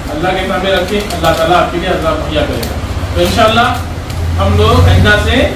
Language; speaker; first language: Hindi; non-native, local second language; Urdu